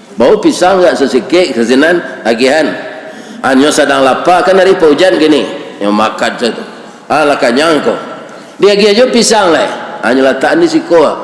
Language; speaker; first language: Malay; non-native, local second language; Minangkabau